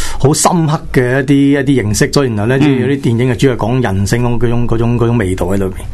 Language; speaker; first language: Chinese; non-native, local second language; Cantonese